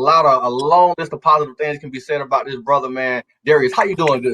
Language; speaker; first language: English; native; English